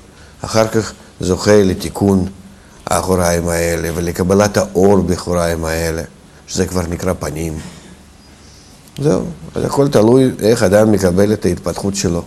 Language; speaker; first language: Hebrew; non-native, fluent; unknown